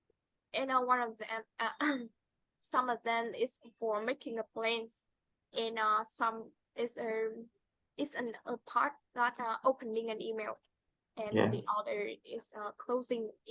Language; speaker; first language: English; non-native, fluent; Vietnamese